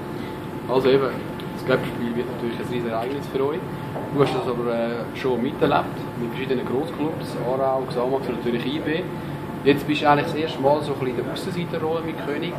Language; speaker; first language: German; native; German